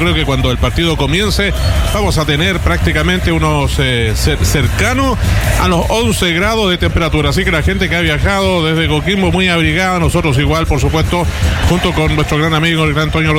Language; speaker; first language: Spanish; native; Spanish